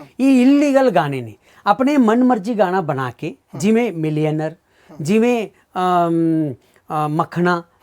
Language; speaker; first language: Punjabi; non-native, fluent; Marathi